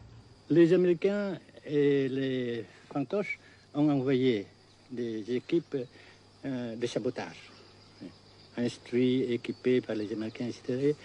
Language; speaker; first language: French; non-native, local second language; Vietnamese